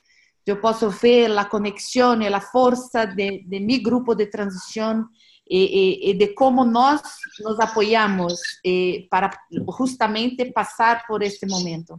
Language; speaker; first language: Spanish; non-native, learner; Portuguese